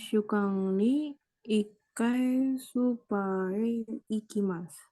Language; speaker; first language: Japanese; non-native, learner; Indonesian